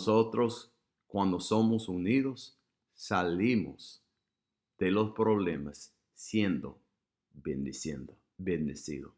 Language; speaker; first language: Spanish; non-native, fluent; English